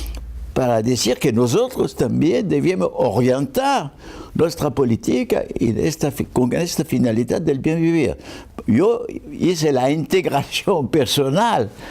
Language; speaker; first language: Spanish; non-native, fluent; French